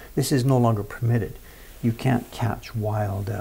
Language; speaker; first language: English; native; English